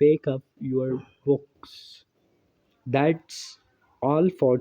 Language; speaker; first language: English; non-native, local second language; Urdu